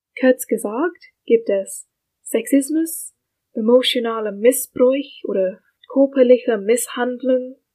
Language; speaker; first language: German; non-native, learner; English